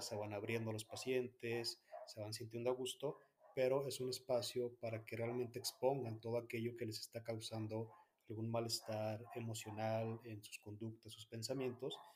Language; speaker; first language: Spanish; native; Spanish